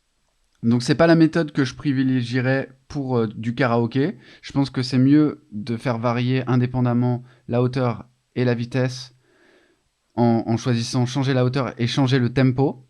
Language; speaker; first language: French; native; French